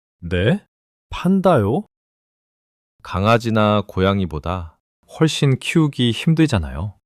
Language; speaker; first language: Korean; early bilingual, heritage; English